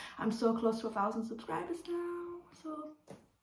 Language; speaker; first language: English; native; English